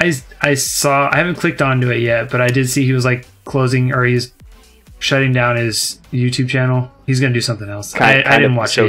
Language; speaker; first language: English; native; English